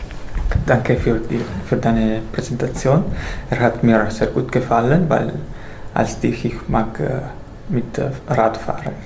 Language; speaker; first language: German; non-native, learner; Italian